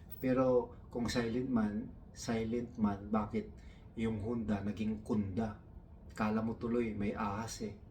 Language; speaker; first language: Filipino; non-native, local second language; Iloko